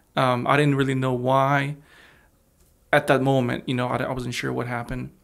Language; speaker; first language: English; early bilingual, other home language; Russian